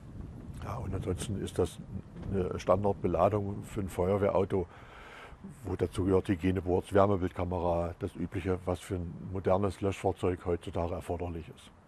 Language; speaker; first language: German; native; German